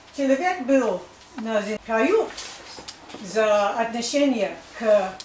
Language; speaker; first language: Russian; non-native, learner; English